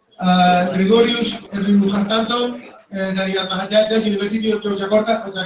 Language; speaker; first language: Indonesian; non-native, learner; Spanish